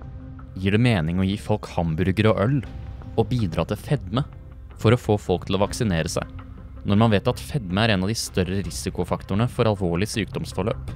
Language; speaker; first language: Norwegian; native; Norwegian